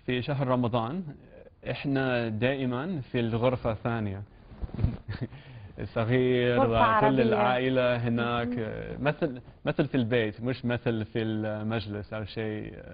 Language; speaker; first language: Arabic; non-native, learner; English